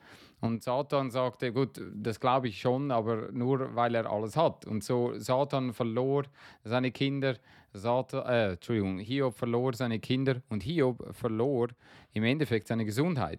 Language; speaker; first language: German; non-native, fluent; English